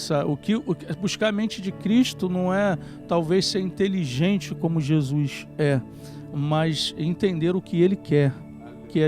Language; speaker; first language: Portuguese; native; Portuguese